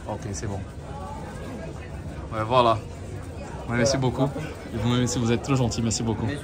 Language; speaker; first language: French; non-native, fluent; Portuguese